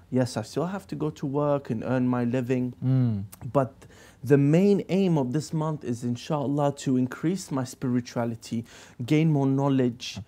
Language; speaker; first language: English; native; English